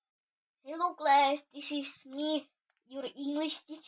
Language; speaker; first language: English; non-native, learner; Czech